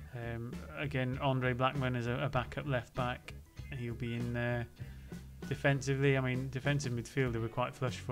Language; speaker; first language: English; native; English